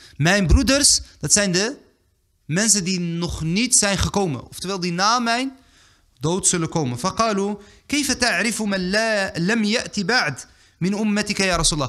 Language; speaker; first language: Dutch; early bilingual, other home language; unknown